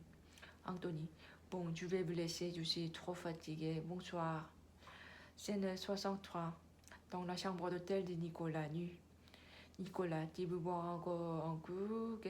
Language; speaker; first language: French; non-native, learner; Korean